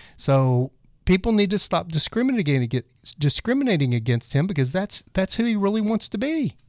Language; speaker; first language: English; native; English